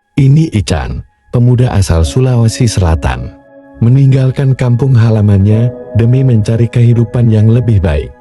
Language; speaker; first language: Indonesian; native; Indonesian